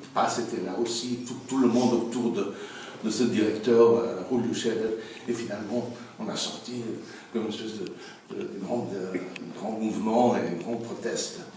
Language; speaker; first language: French; non-native, fluent; English